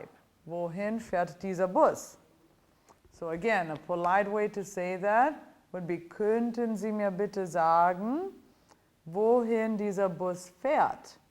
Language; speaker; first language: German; non-native, fluent; English